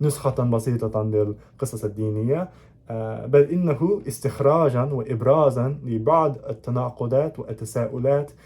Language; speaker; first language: Arabic; non-native, fluent; English